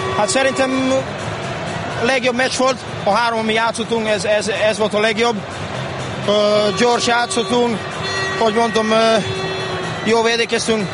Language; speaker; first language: Hungarian; non-native, learner; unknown